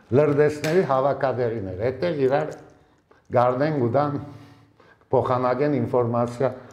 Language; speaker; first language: Armenian; early bilingual, heritage; Armenian